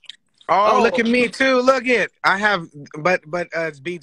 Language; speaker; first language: English; native; English